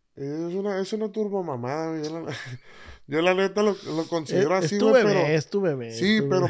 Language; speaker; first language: Spanish; native; Spanish